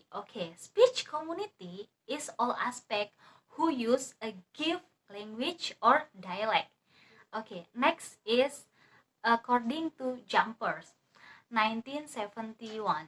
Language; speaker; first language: English; non-native, learner; Indonesian